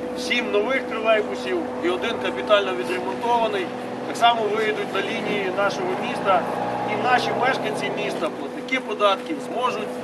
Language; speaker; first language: Ukrainian; native; Ukrainian